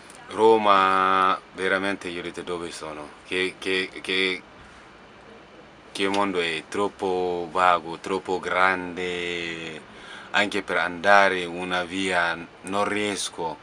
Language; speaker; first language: Italian; non-native, fluent; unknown